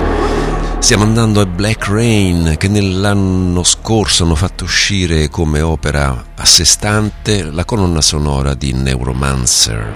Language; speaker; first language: Italian; native; Italian